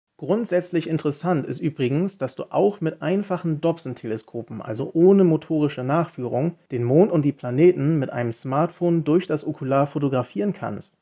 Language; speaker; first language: German; native; German